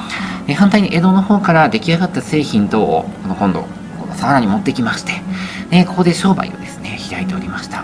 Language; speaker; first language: Japanese; native; Japanese